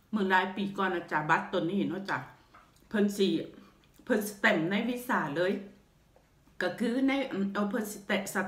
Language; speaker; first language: Thai; native; Thai